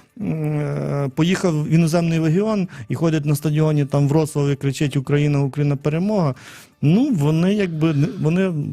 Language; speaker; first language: Ukrainian; native; Ukrainian